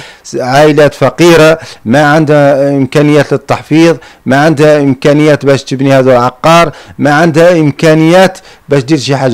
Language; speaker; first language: Arabic; native; Arabic